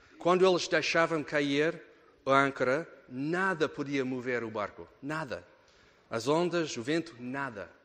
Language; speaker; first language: Portuguese; non-native, fluent; English